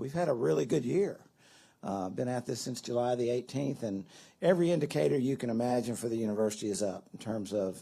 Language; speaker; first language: English; native; English